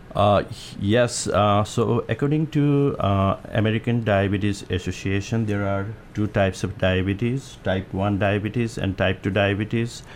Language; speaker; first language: English; non-native, local second language; Nepali